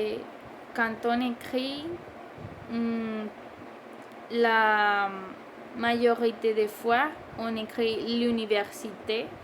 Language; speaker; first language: French; non-native, learner; Spanish